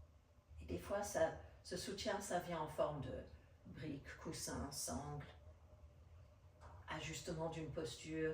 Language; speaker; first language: French; non-native, fluent; English